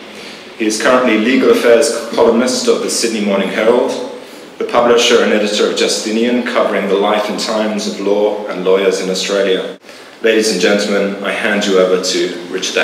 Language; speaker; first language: English; native; English